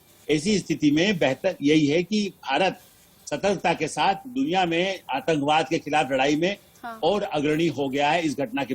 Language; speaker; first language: Hindi; native; Hindi